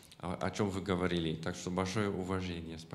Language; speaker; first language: Russian; non-native, fluent; Dutch